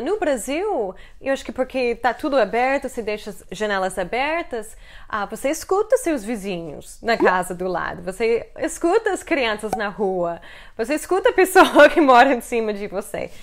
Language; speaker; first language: Portuguese; non-native, fluent; English